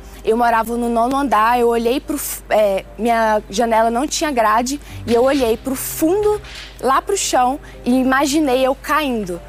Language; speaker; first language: Portuguese; early bilingual, other home language; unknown